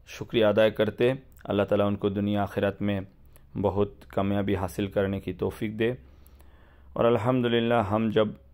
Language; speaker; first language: Hindi; non-native, fluent; Bangla